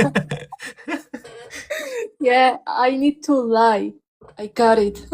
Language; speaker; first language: English; non-native, learner; Armenian